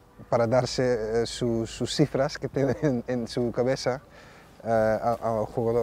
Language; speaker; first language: Spanish; non-native, fluent; Dutch